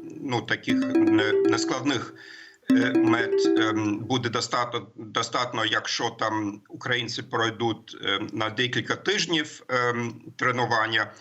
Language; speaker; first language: Ukrainian; non-native, fluent; German